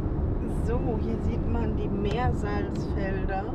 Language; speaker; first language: German; native; German